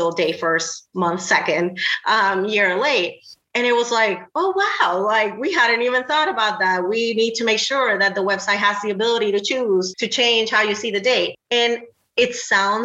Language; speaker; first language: English; non-native, fluent; Spanish